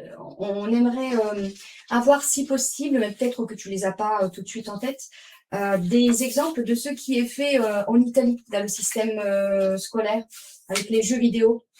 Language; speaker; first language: French; native; French